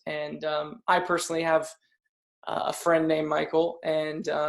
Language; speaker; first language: English; native; English